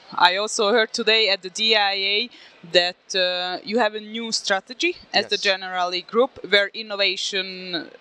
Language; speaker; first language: English; non-native, fluent; Hungarian